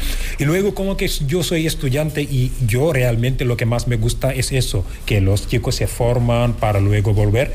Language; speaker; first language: Spanish; non-native, fluent; Wolof